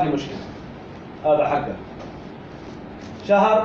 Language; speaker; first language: Arabic; native; Arabic